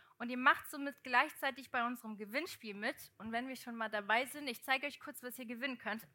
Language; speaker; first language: German; early bilingual, other home language; Portuguese